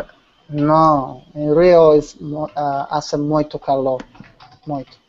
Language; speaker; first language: Spanish; non-native, learner; Portuguese